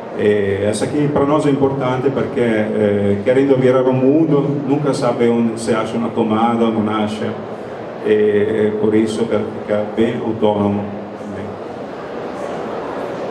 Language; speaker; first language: Portuguese; non-native, fluent; Italian